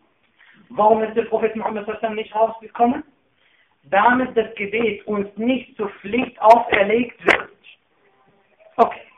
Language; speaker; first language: German; non-native, fluent; Arabic